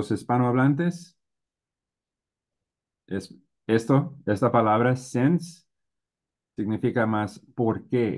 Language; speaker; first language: Spanish; non-native, learner; English